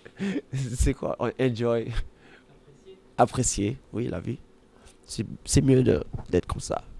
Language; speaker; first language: French; non-native, fluent; German